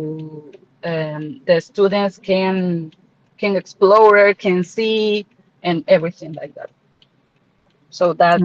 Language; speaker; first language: English; non-native, learner; Spanish